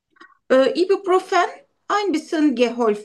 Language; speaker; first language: German; non-native, learner; Turkish